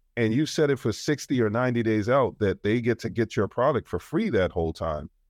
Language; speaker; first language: English; native; English